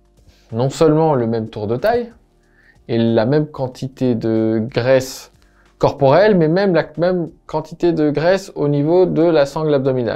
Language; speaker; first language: French; native; French